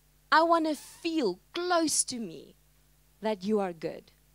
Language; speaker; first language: English; non-native, local second language; Afrikaans